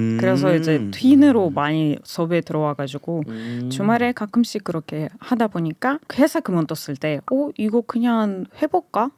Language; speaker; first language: Korean; non-native, fluent; Russian